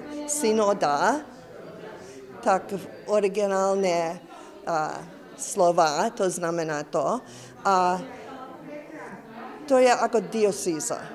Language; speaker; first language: Slovak; early bilingual, heritage; English